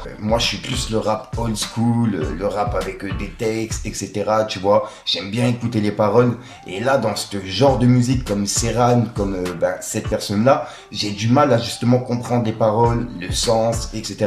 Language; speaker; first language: French; native; French